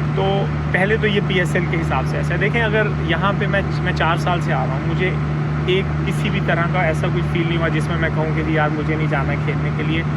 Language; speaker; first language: Urdu; non-native, local second language; Punjabi